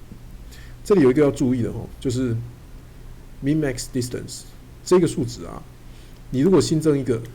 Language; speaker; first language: Chinese; native; Chinese